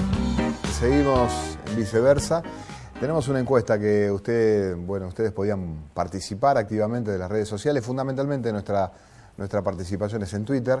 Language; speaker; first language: Spanish; native; Spanish